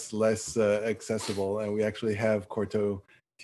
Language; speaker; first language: English; native; English